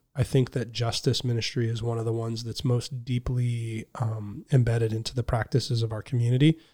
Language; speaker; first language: English; native; English